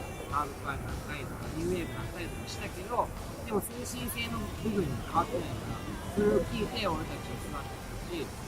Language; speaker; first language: Japanese; native; Japanese